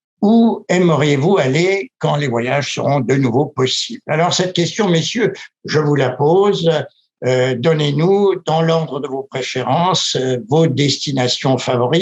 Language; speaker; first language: French; native; French